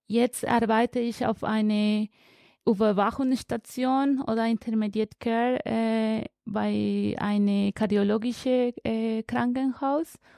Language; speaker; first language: German; non-native, learner; Spanish